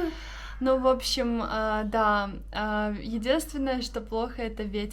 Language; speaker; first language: Russian; native; Russian